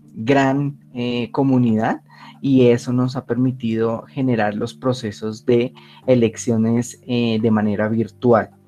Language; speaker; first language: Spanish; native; Spanish